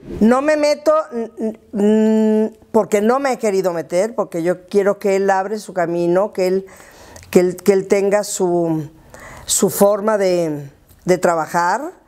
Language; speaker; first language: Spanish; native; Spanish